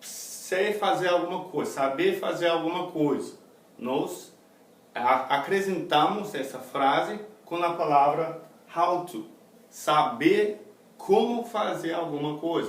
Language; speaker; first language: Portuguese; non-native, fluent; English